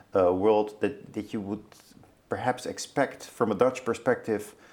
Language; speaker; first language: English; non-native, fluent; Dutch